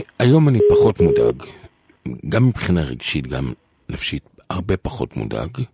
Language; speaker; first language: Hebrew; native; Hebrew